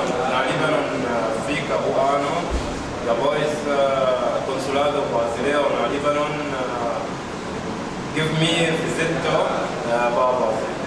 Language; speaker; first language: Portuguese; non-native, learner; Arabic